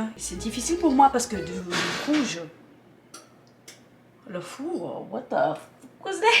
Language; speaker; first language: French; non-native, fluent; English